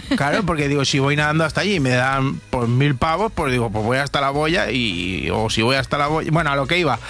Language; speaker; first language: Spanish; native; Spanish